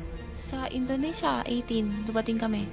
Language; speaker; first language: Filipino; non-native, learner; Chinese